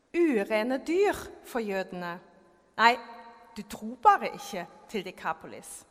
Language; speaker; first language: Norwegian; non-native, fluent; German